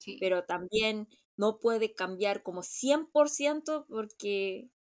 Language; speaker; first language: Spanish; non-native, fluent; Korean